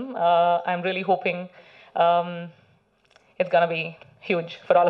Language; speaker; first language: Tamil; non-native, learner; Malayalam